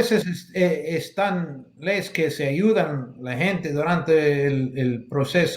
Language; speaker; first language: Spanish; non-native, learner; English